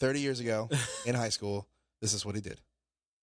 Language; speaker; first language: English; native; English